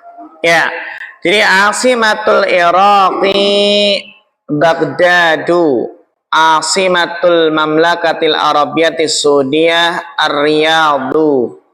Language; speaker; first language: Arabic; non-native, fluent; Indonesian